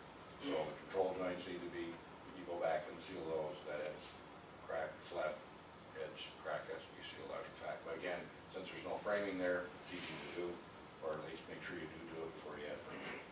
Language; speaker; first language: English; native; English